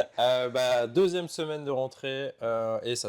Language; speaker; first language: French; native; French